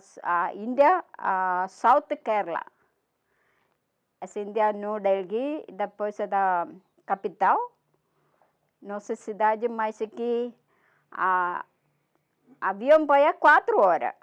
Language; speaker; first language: Portuguese; non-native, learner; Malayalam